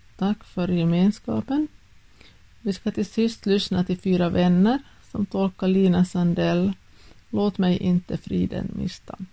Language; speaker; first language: Swedish; native; Swedish